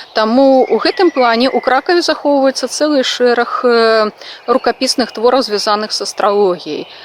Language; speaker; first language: Belarusian; non-native, local second language; Russian